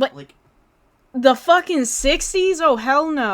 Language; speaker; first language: English; native; English